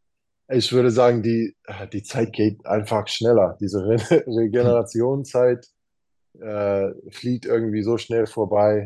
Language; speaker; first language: German; non-native, fluent; English